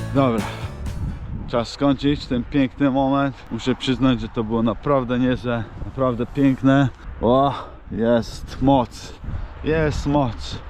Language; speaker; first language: Polish; non-native, fluent; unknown